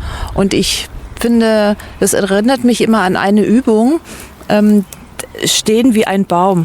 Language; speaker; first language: German; native; German